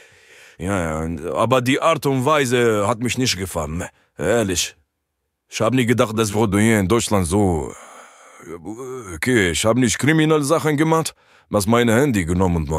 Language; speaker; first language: German; non-native, learner; French